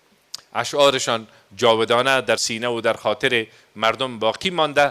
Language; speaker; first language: Persian; native; Persian